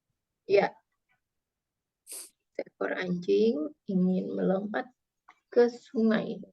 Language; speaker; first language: Indonesian; native; Indonesian